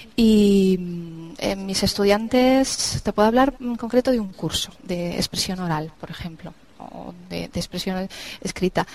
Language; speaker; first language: Spanish; native; Spanish